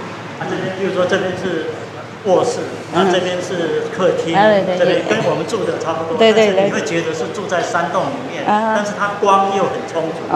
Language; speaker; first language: Chinese; native; Chinese